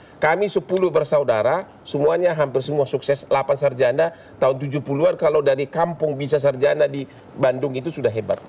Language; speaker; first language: Indonesian; native; Indonesian